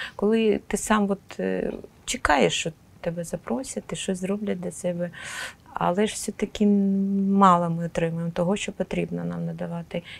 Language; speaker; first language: Ukrainian; non-native, local second language; Russian